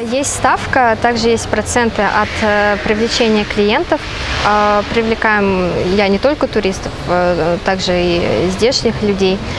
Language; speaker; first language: Russian; native; Russian